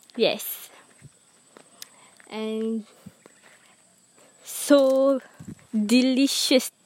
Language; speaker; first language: English; non-native, learner; Malay